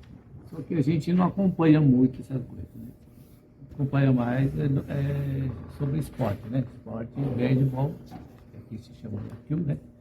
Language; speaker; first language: Portuguese; non-native, learner; Japanese